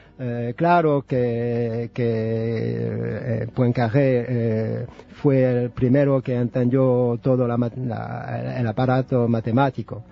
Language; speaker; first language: Spanish; non-native, fluent; French